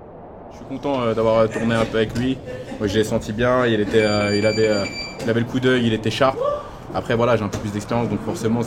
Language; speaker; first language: French; non-native, learner; Ukrainian